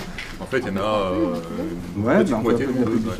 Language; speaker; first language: French; native; French